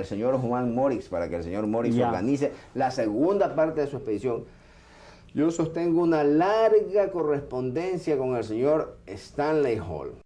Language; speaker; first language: Spanish; native; Spanish